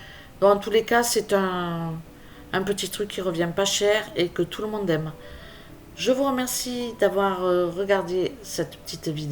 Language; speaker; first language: French; native; French